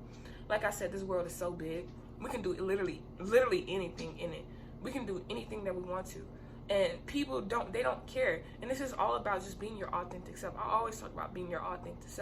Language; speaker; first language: English; native; English